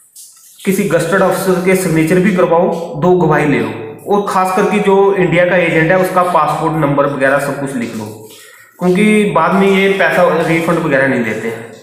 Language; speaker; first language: Hindi; native; Hindi